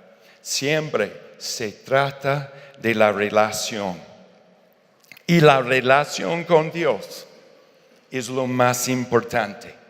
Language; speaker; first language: Spanish; non-native, fluent; English